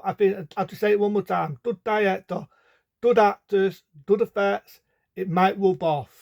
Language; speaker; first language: English; native; English